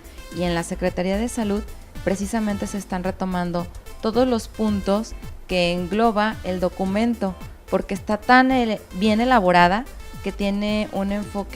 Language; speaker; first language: Spanish; native; Spanish